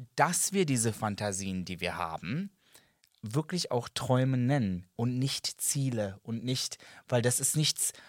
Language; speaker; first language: German; non-native, fluent; Serbian